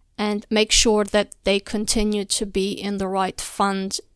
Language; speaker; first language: English; non-native, fluent; Albanian